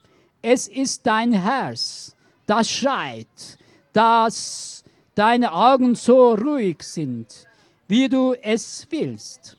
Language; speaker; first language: German; non-native, learner; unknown